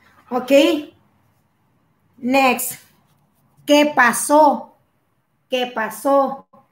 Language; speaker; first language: Spanish; non-native, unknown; Filipino